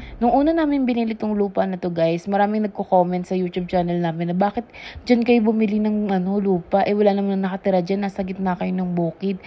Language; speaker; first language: Filipino; native; Filipino